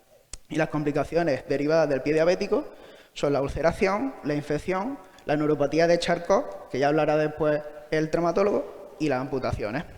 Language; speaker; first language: Spanish; native; Spanish